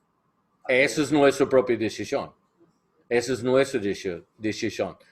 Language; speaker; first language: Spanish; non-native, learner; English